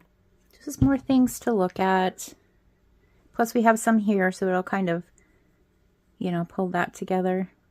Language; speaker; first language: English; native; English